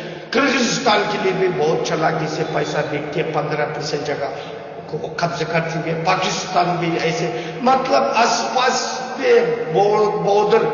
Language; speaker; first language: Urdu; non-native, learner; Uyghur